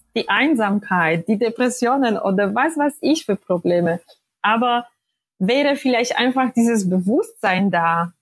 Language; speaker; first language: German; non-native, fluent; Polish